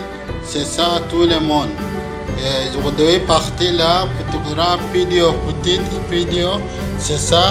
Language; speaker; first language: French; non-native, learner; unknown